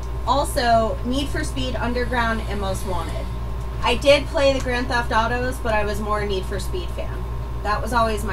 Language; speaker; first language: English; native; English